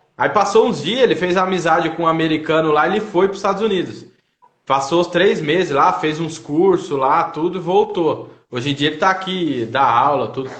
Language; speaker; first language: Portuguese; native; Portuguese